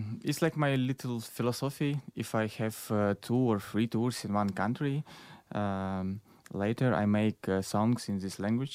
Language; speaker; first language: English; non-native, learner; Belarusian